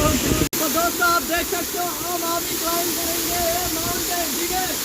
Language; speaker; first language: Hindi; non-native, local second language; Bangla